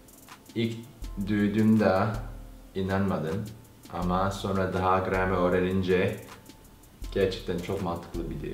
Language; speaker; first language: Turkish; non-native, learner; Korean